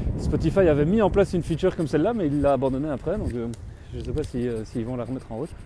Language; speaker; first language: French; native; French